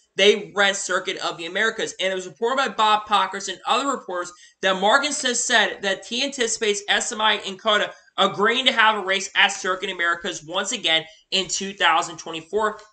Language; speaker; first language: English; native; English